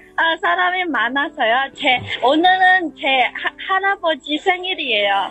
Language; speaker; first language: Korean; non-native, learner; Chinese